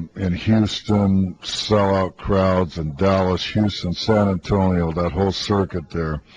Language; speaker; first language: English; native; English